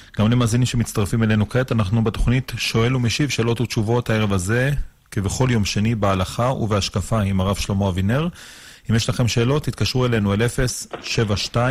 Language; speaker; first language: Hebrew; native; Hebrew